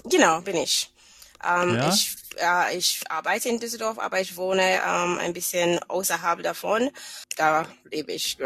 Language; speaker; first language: German; non-native, fluent; English